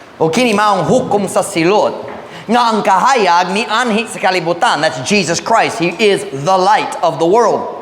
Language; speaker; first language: Cebuano; non-native, fluent; English